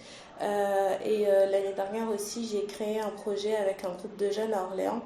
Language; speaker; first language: French; early bilingual, other home language; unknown